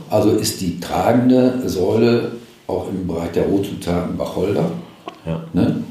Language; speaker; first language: German; native; German